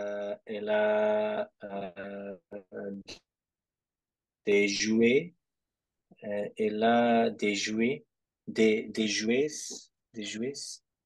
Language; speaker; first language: French; non-native, learner; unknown